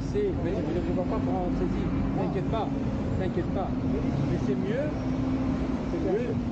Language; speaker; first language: French; non-native, local second language; Dutch